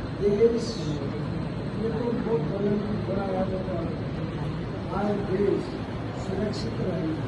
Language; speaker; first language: Hindi; non-native, local second language; Telugu